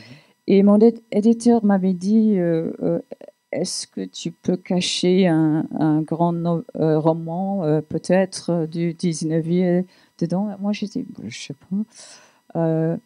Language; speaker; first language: French; non-native, fluent; English